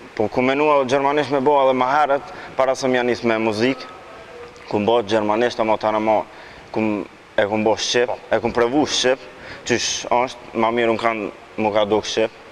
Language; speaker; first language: Albanian; native; Albanian